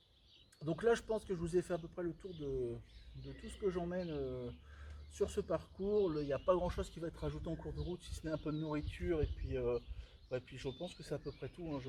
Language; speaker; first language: French; native; French